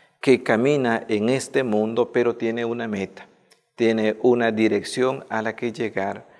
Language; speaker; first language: Spanish; native; Spanish